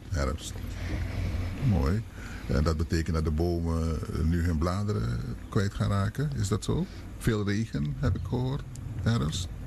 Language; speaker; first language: Dutch; non-native, local second language; Papiamento